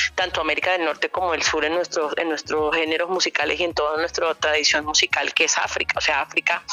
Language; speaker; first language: Spanish; native; Spanish